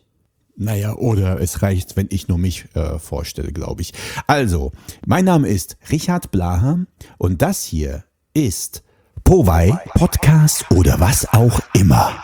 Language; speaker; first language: German; native; German